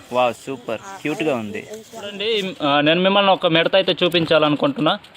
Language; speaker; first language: Telugu; non-native, local second language; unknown